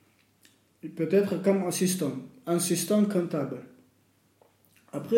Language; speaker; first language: French; non-native, learner; Russian